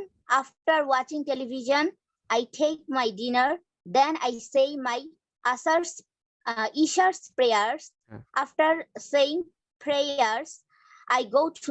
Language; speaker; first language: English; non-native, learner; Bangla